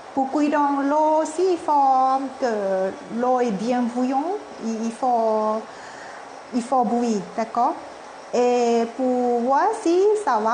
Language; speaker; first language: French; non-native, learner; Thai